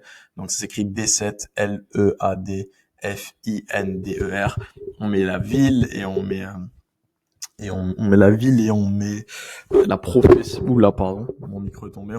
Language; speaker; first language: French; native; French